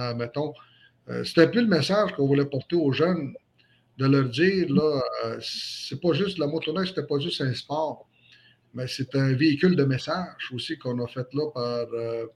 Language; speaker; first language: French; native; French